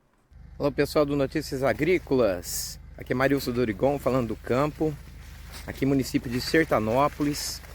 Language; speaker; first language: Portuguese; native; Portuguese